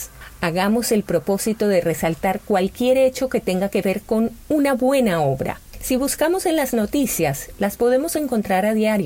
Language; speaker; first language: Spanish; native; Spanish